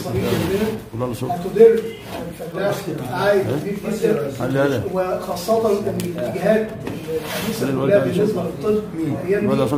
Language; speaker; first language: Arabic; native; Arabic